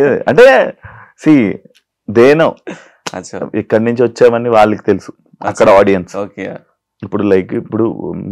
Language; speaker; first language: Telugu; native; Telugu